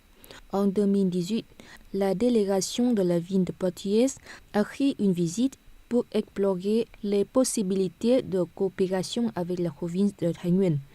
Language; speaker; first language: French; non-native, fluent; Vietnamese